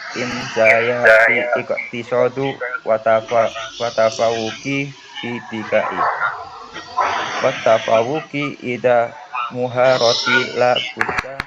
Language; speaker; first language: Arabic; non-native, learner; Indonesian